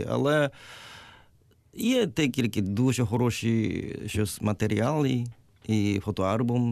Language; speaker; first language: Ukrainian; non-native, learner; Japanese